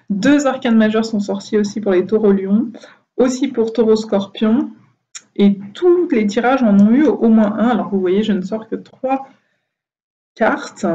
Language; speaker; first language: French; native; French